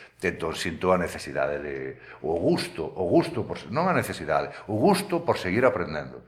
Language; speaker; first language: Galician; native; Galician